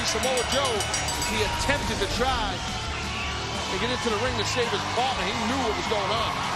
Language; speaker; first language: English; native; English